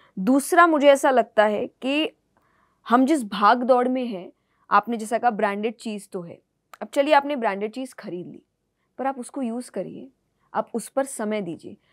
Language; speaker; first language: Hindi; native; Hindi